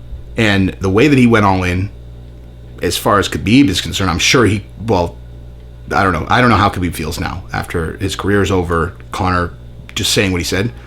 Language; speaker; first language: English; native; English